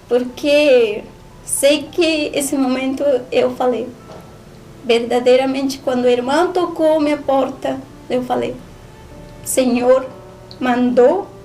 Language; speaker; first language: Portuguese; non-native, learner; Spanish